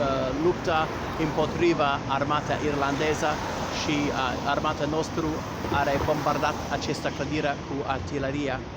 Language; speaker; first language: Romanian; non-native, learner; English